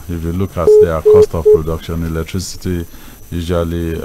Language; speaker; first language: English; non-native, local second language; Yoruba